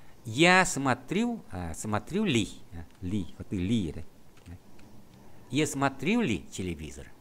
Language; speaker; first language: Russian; non-native, fluent; Vietnamese